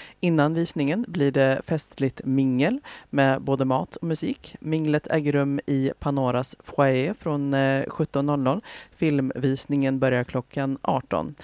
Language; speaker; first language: Swedish; native; Swedish